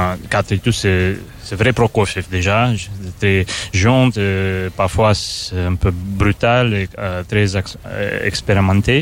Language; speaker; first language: French; non-native, fluent; Russian